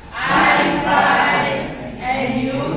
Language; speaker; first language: English; non-native, learner; Indonesian